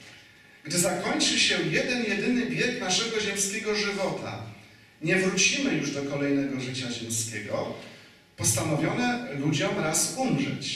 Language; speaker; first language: Polish; native; Polish